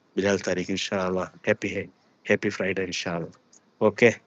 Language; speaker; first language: Hindi; non-native, local second language; Malayalam